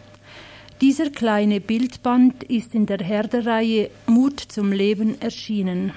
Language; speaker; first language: German; native; German